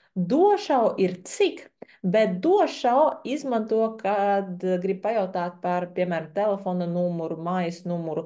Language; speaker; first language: Latvian; non-native, fluent; Chinese